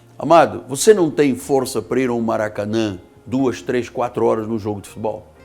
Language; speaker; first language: Portuguese; native; Portuguese